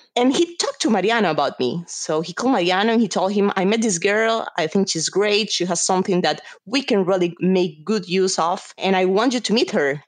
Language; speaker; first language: English; non-native, fluent; Spanish